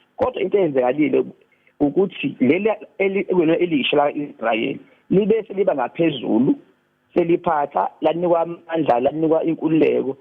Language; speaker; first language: Zulu; native; Zulu